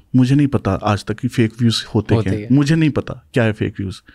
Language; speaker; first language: Hindi; native; Hindi